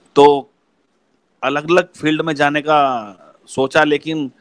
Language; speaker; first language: Hindi; native; Hindi